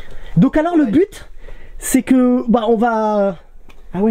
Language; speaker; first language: French; native; French